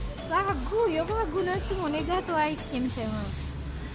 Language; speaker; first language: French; non-native, learner; Haitian Creole